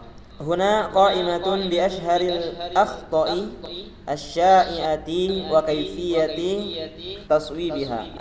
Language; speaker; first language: Arabic; non-native, fluent; Indonesian